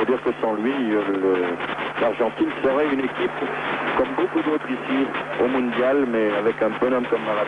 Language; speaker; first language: French; native; French